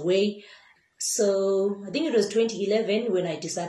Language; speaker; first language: English; non-native, local second language; Xhosa